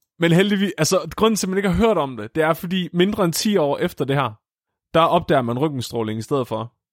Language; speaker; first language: Danish; native; Danish